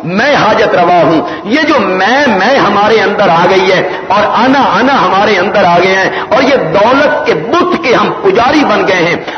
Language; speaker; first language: Urdu; non-native, local second language; Punjabi